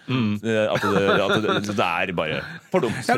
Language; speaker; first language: Norwegian; native; Norwegian